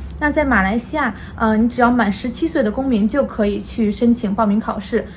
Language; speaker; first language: Chinese; native; Chinese